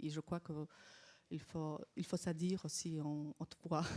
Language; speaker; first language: French; non-native, fluent; Polish